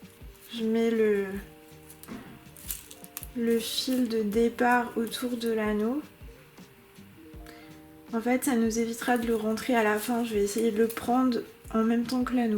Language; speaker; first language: French; native; French